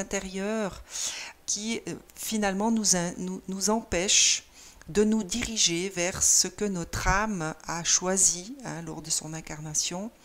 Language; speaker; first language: French; native; French